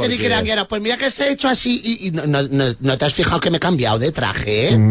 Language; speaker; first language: Spanish; native; Spanish